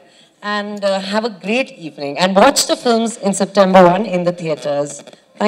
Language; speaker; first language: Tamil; non-native, learner; Kannada